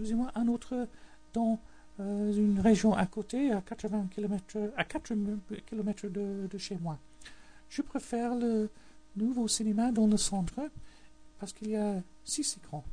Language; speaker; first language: French; non-native, learner; English